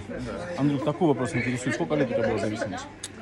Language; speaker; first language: Russian; native; Russian